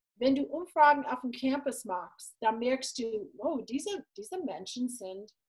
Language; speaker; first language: German; non-native, fluent; English